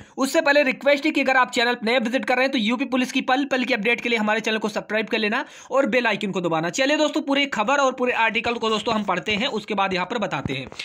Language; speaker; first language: Hindi; native; Hindi